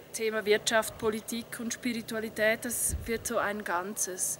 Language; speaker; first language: German; native; German